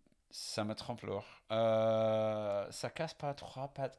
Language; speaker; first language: French; non-native, fluent; English